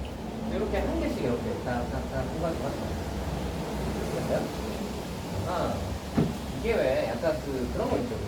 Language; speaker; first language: Korean; native; Korean